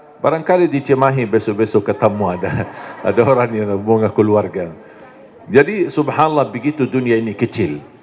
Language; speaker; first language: Indonesian; non-native, fluent; Arabic